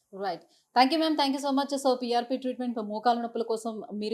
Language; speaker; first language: Telugu; native; Telugu